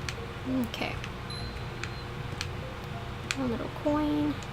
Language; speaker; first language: English; native; English